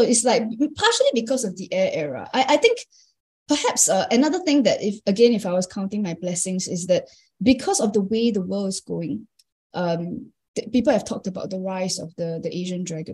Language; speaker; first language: English; native; English